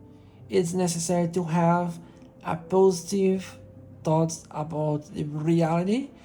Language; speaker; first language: English; non-native, learner; Portuguese